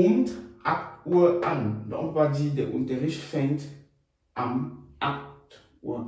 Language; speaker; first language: German; non-native, learner; French